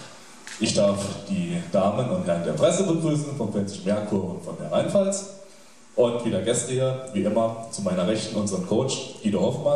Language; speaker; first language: German; native; German